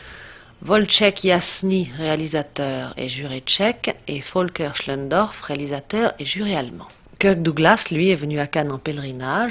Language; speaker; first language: French; native; French